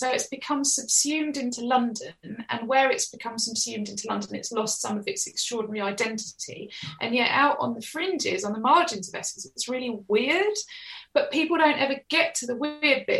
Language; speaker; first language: English; native; English